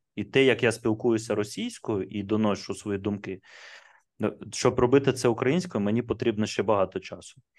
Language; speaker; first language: Ukrainian; non-native, local second language; Russian